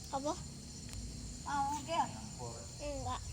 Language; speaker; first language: Indonesian; non-native, local second language; Javanese